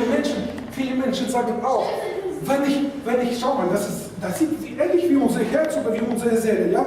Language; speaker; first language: German; non-native, fluent; Russian